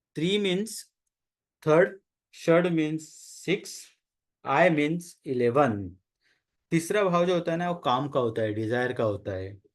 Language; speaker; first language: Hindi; non-native, local second language; Marathi